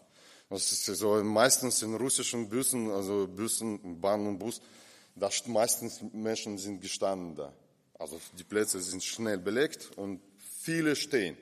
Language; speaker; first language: German; non-native, fluent; Russian